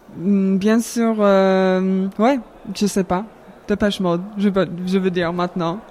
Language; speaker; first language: French; non-native, fluent; English